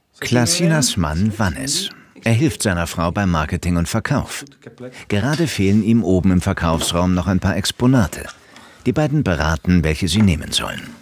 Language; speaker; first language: German; native; German